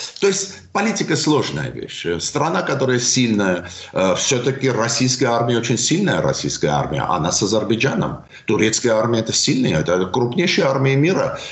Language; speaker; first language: Russian; non-native, local second language; Armenian